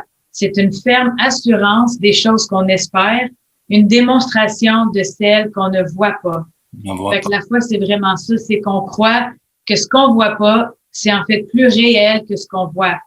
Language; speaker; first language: French; native; French